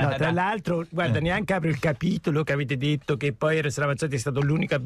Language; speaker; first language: Italian; native; Italian